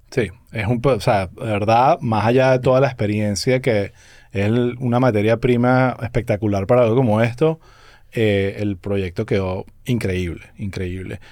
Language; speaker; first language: Spanish; native; Spanish